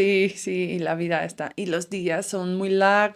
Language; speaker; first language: Spanish; non-native, fluent; Dutch